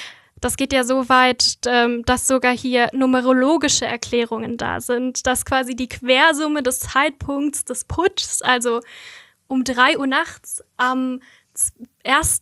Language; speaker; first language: German; native; German